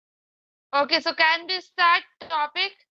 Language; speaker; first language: English; non-native, learner; Hindi